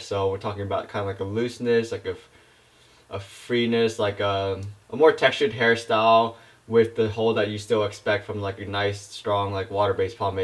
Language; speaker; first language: English; native; English